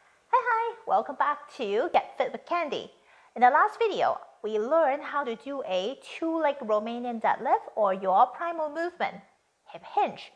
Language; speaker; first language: English; non-native, fluent; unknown